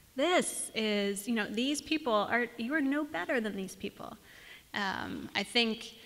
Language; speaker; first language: English; native; English